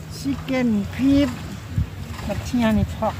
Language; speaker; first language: English; non-native, learner; Thai